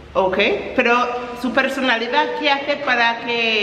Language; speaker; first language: Spanish; non-native, fluent; English